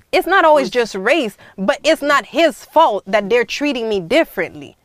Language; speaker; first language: English; early bilingual, other home language; Haitian Creole